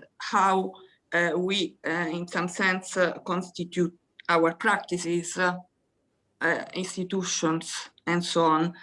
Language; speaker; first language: English; non-native, fluent; Italian